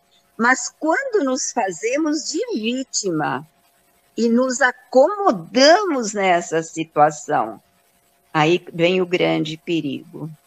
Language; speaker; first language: Portuguese; native; Portuguese